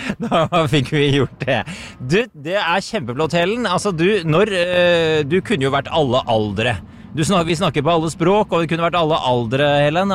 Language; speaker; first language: Norwegian; native; Norwegian